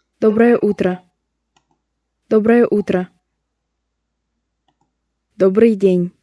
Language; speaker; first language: Russian; non-native, fluent; Korean